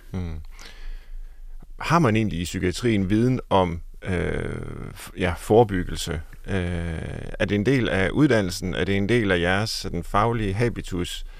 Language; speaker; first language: Danish; native; Danish